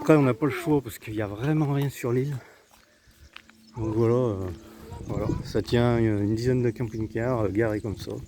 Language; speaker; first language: French; native; French